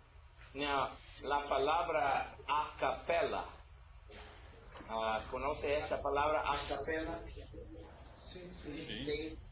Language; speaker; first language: Spanish; non-native, learner; English